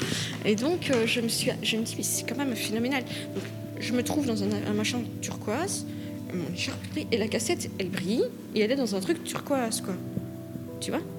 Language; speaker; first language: French; native; French